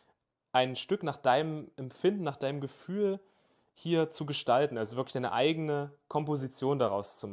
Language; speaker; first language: German; native; German